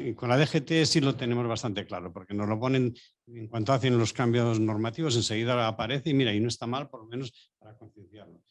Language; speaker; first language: Spanish; native; Spanish